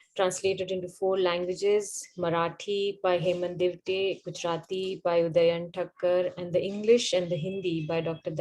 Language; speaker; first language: English; non-native, local second language; Marathi